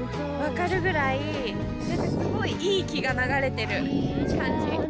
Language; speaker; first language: Japanese; native; Japanese